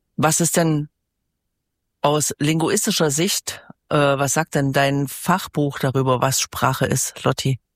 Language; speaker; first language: German; native; German